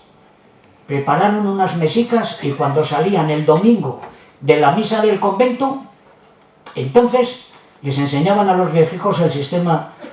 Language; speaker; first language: Spanish; native; Spanish